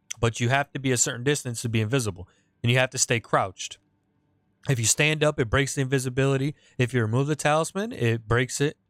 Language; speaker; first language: English; native; English